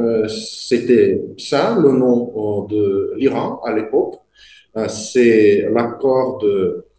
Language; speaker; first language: French; non-native, fluent; Russian